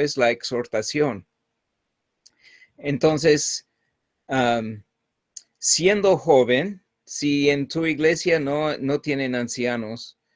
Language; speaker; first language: Spanish; non-native, fluent; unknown